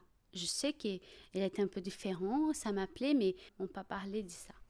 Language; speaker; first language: French; non-native, fluent; Portuguese